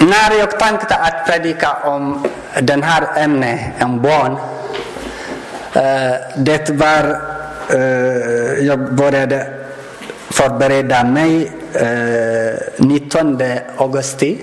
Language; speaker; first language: Swedish; non-native, learner; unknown